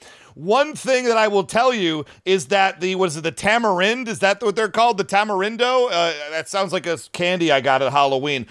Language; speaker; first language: English; native; English